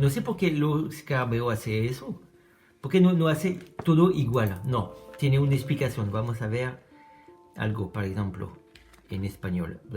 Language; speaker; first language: Spanish; non-native, learner; French